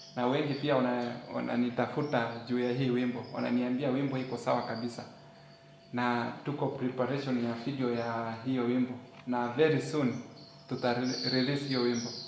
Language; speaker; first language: Swahili; non-native, local second language; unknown